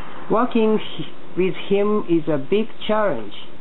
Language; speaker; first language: English; non-native, learner; Japanese